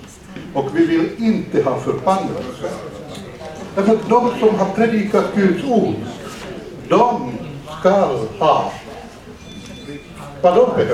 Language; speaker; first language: Swedish; non-native, fluent; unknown